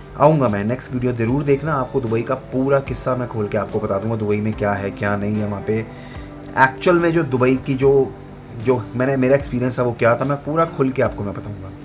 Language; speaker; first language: Hindi; native; Hindi